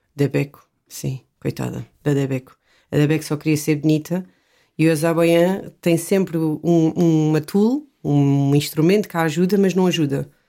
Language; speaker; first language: Portuguese; native; Portuguese